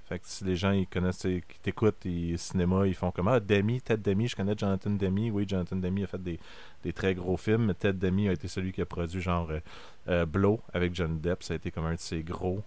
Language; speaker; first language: French; native; French